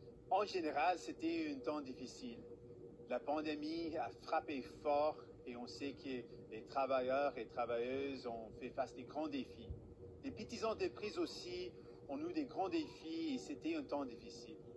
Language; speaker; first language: French; non-native, fluent; English